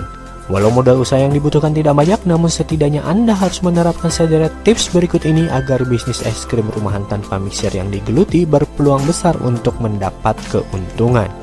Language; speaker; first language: Indonesian; native; Indonesian